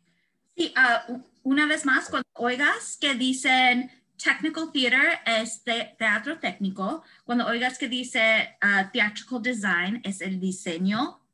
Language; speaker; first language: Spanish; non-native, fluent; English